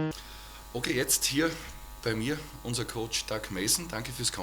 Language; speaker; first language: German; native; German